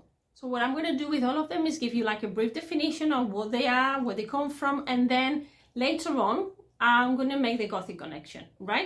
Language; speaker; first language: English; non-native, fluent; Spanish